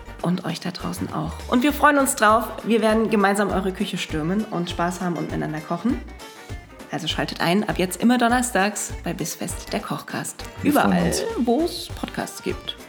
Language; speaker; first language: German; native; German